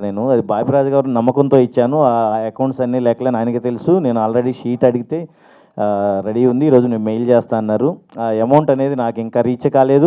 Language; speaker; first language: Telugu; native; Telugu